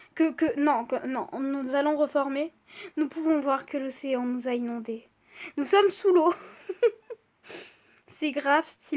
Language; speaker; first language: French; native; French